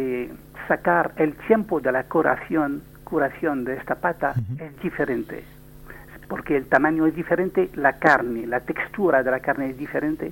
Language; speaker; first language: Spanish; non-native, learner; French